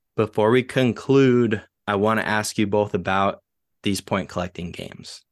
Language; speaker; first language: English; native; English